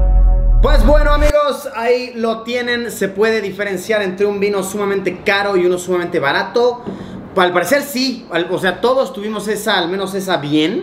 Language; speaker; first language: Spanish; native; Spanish